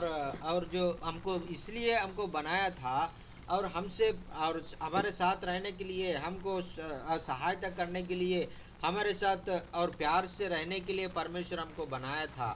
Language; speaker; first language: Hindi; non-native, local second language; Telugu